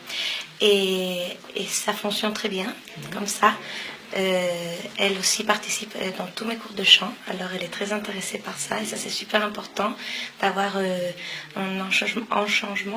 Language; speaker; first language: French; non-native, fluent; Spanish